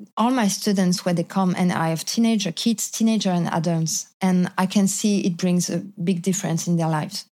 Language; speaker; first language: English; non-native, fluent; French